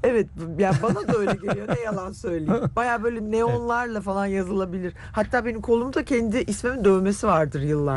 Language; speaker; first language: Turkish; native; Turkish